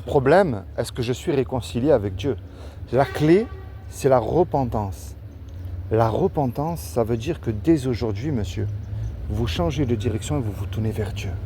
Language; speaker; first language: French; native; French